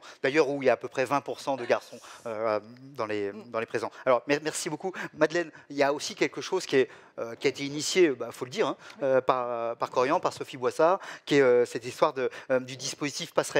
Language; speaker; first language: French; native; French